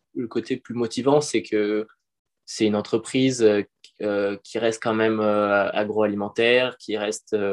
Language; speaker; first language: French; native; French